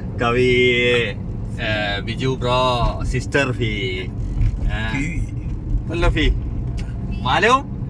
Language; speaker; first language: Arabic; non-native, learner; Malayalam